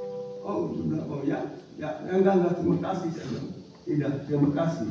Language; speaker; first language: Indonesian; non-native, fluent; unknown